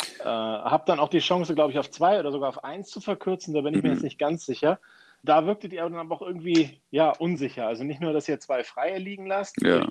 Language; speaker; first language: German; native; German